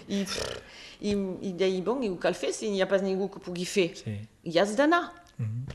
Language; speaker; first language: Catalan; non-native, local second language; French